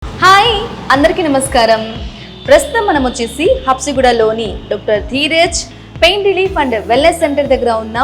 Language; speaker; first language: Telugu; native; Telugu